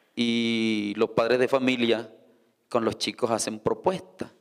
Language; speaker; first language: Spanish; native; Spanish